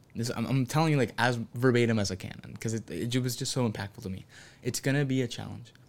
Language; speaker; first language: English; native; English